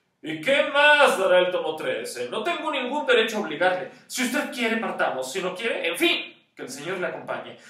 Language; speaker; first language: Spanish; native; Spanish